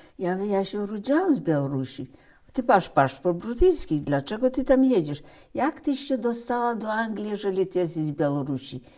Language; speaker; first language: Polish; early bilingual, heritage; Polish